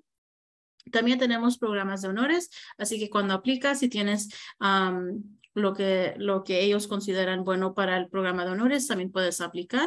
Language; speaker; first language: Spanish; early bilingual, heritage; Spanish